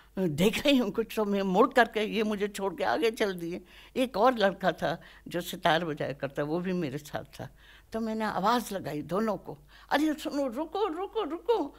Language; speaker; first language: Hindi; native; Hindi